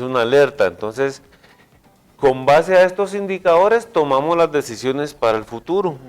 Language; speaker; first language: Spanish; native; Spanish